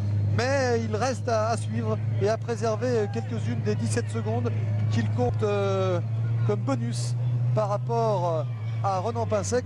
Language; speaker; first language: French; native; French